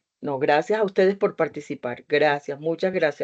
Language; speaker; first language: Spanish; native; Spanish